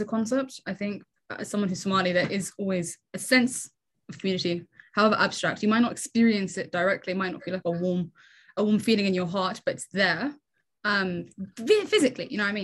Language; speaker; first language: English; native; English